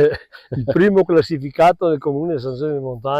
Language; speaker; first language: Italian; non-native, local second language; Venetian